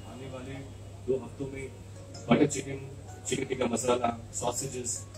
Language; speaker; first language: Hindi; non-native, local second language; Marathi